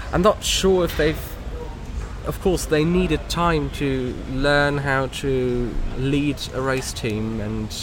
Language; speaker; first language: English; non-native, fluent; German